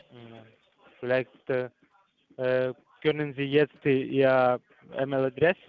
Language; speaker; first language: German; non-native, learner; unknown